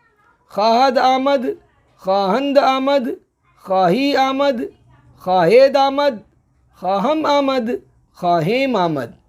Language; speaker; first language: Persian; non-native, fluent; Urdu